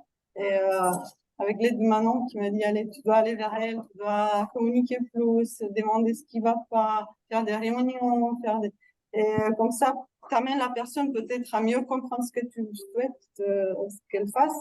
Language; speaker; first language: French; non-native, fluent; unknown